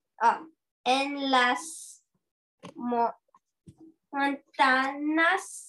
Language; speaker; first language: Spanish; non-native, learner; English